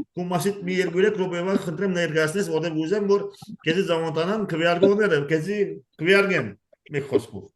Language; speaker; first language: Armenian; early bilingual, heritage; Armenian